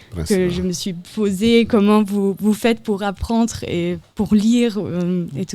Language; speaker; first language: French; non-native, fluent; German